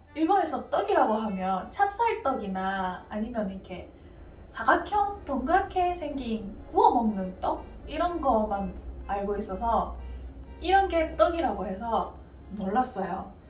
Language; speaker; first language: Korean; non-native, fluent; Japanese